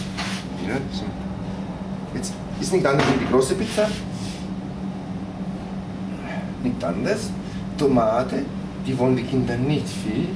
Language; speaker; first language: German; non-native, fluent; Italian